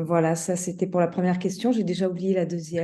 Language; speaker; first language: French; native; French